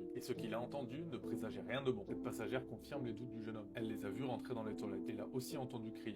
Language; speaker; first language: French; native; French